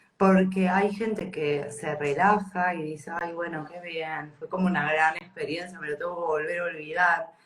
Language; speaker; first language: Spanish; native; Spanish